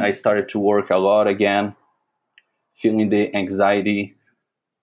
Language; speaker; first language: English; non-native, fluent; Portuguese